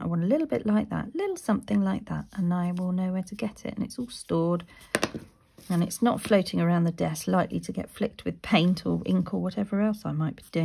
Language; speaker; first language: English; native; English